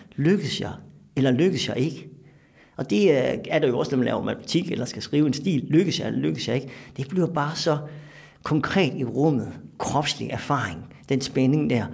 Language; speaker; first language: Danish; native; Danish